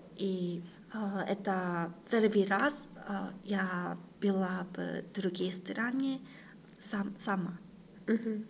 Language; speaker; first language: Russian; non-native, learner; Korean